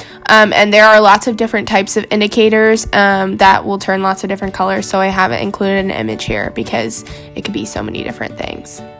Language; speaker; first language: English; native; English